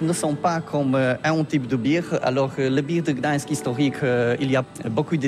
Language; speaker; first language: French; non-native, learner; Polish